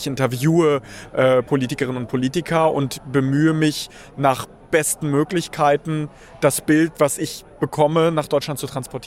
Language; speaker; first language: German; early bilingual, other home language; Russian